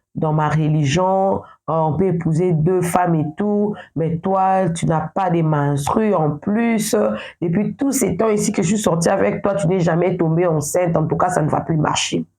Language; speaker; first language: French; non-native, local second language; Lingala